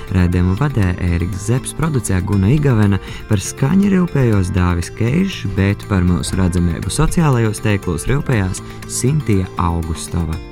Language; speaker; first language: Latvian; native; Latvian